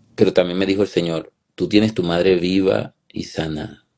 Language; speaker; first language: Spanish; native; Spanish